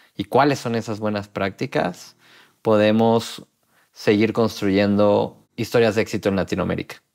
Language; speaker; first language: Spanish; native; Spanish